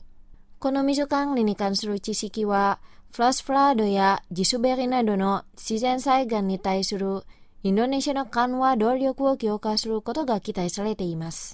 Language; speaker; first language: Japanese; non-native, fluent; Indonesian